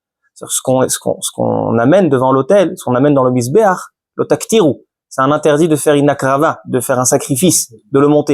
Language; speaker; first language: French; native; French